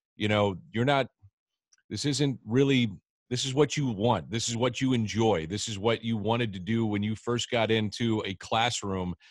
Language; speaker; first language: English; native; English